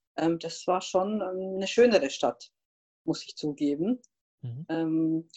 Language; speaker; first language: German; non-native, fluent; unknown